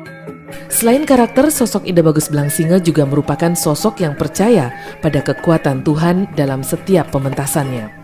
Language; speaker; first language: Indonesian; native; Indonesian